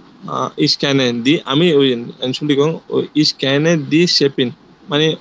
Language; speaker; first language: German; non-native, learner; Bangla